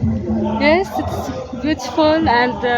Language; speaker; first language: English; non-native, learner; Arabic